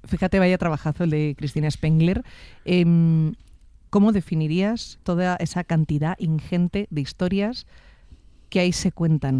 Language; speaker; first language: Spanish; native; Spanish